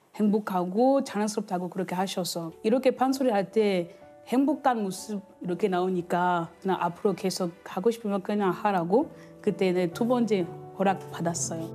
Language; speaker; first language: Korean; non-native, learner; French